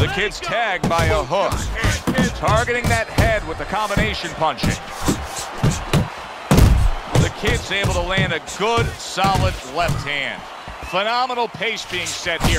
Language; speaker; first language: English; native; English